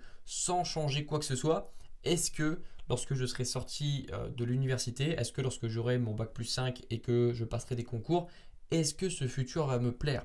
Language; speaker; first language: French; native; French